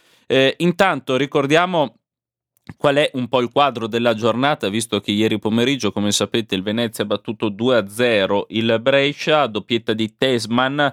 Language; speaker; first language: Italian; native; Italian